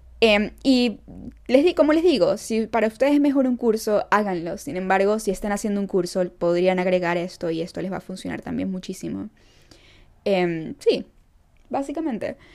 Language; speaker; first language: Spanish; native; Spanish